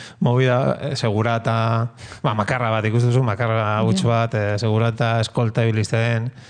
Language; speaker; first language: Basque; non-native, local second language; Spanish